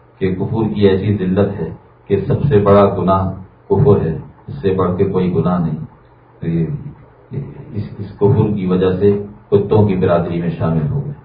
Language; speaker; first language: Urdu; native; Urdu